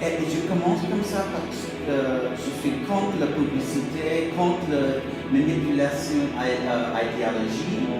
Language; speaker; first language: French; non-native, learner; English